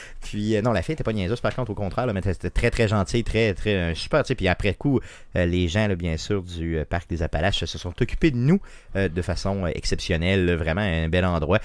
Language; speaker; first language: French; native; French